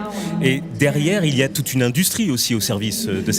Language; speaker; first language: French; native; French